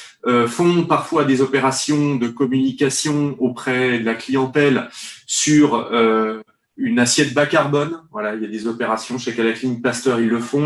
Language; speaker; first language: French; native; French